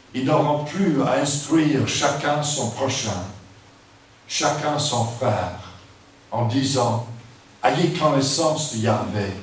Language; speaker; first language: French; non-native, fluent; English